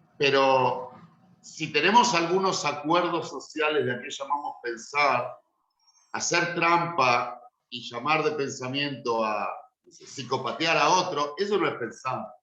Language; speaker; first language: Spanish; native; Spanish